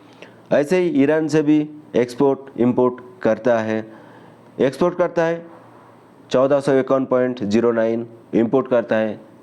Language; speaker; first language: Hindi; non-native, local second language; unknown